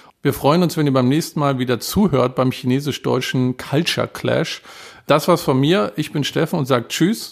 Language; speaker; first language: German; native; German